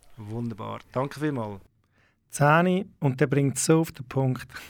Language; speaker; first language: German; native; German